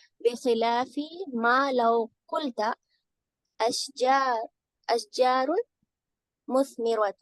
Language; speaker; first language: Arabic; non-native, learner; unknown